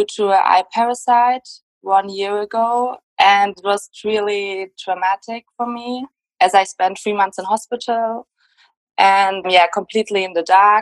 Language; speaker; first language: English; non-native, fluent; German